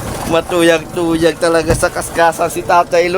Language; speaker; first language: Filipino; native; Filipino